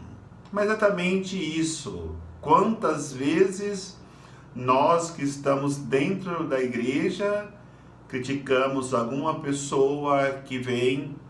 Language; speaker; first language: Portuguese; native; Portuguese